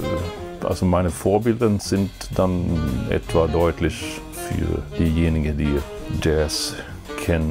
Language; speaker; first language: German; non-native, fluent; Swedish